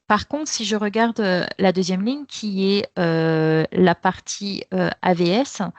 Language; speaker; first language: French; native; French